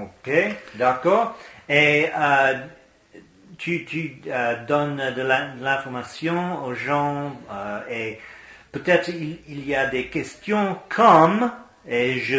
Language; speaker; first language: French; non-native, learner; English